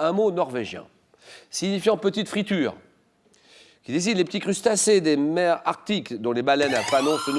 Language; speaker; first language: French; native; French